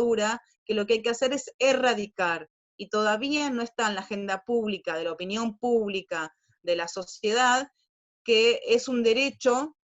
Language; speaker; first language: Spanish; native; Spanish